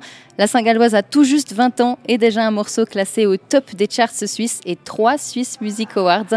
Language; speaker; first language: French; native; French